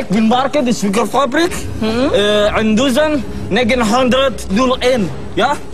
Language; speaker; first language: Dutch; non-native, learner; Indonesian